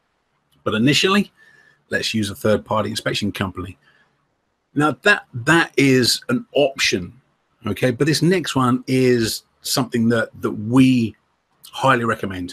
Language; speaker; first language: English; native; English